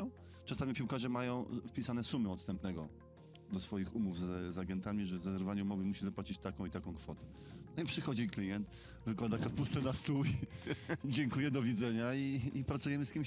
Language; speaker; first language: Polish; native; Polish